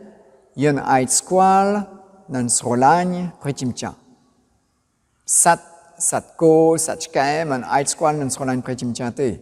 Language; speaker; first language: Khmer; non-native, fluent; French